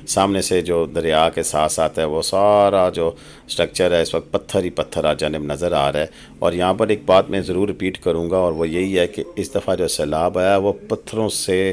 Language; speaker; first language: Urdu; non-native, local second language; Pahari-Potwari